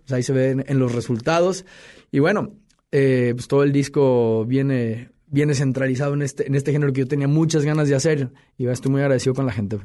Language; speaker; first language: Spanish; native; Spanish